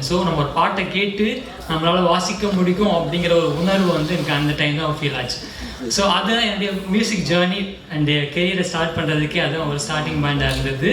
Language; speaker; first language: Tamil; native; Tamil